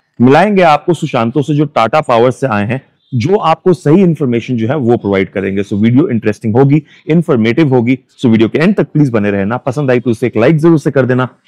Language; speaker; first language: Hindi; native; Hindi